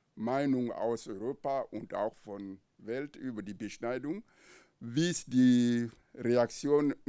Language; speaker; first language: German; non-native, fluent; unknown